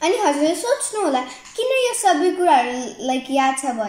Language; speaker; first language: Nepali; early bilingual, heritage; Nepali